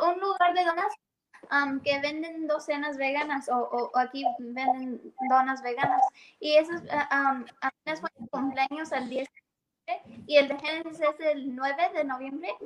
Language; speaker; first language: Spanish; early bilingual, heritage; Spanish